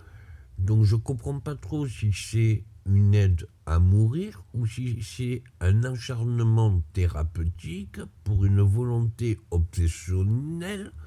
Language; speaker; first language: French; native; French